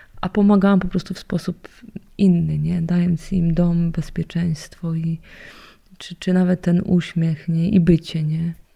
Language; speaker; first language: Polish; native; Polish